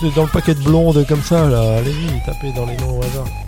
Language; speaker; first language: French; native; French